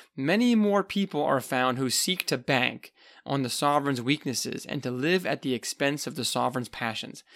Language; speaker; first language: English; native; English